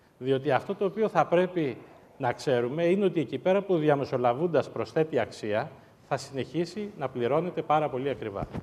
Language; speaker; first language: Greek; native; Greek